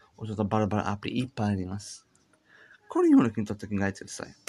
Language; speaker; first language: Japanese; non-native, learner; English